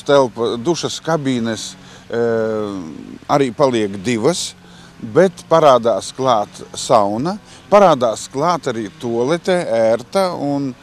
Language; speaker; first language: Latvian; native; Latvian